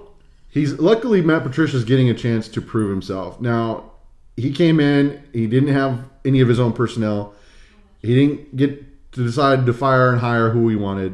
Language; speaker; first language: English; native; English